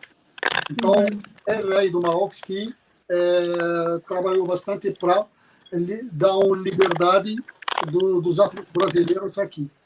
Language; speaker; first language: Portuguese; non-native, fluent; Arabic